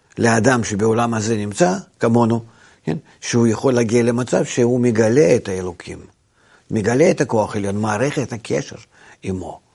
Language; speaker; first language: Hebrew; non-native, fluent; Russian